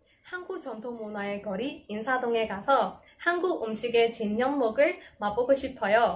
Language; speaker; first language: Korean; non-native, learner; Burmese